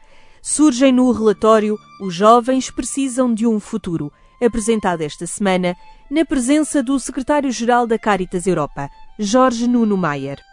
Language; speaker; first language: Portuguese; native; Portuguese